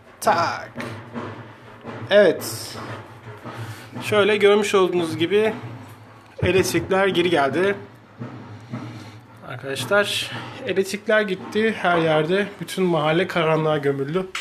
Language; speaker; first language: Turkish; native; Turkish